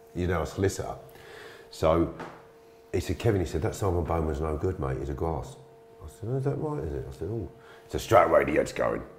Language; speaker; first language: English; native; English